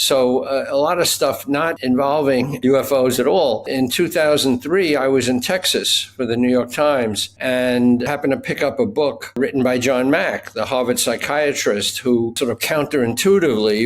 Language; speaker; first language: English; native; English